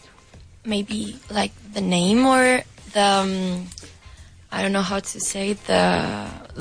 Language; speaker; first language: English; non-native, learner; Spanish